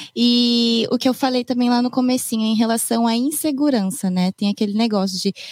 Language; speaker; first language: Portuguese; early bilingual, heritage; Japanese